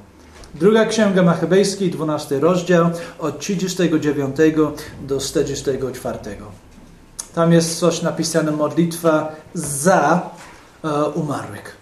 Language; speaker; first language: Polish; non-native, fluent; English